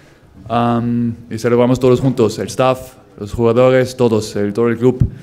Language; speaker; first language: Spanish; non-native, fluent; German